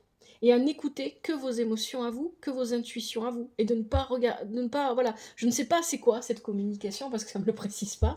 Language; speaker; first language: French; native; French